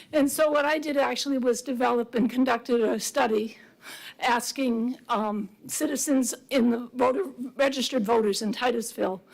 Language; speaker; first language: English; native; English